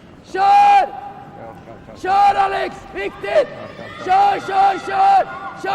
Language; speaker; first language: Swedish; native; Swedish